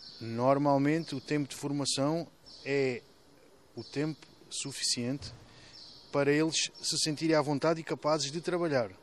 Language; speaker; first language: Portuguese; native; Portuguese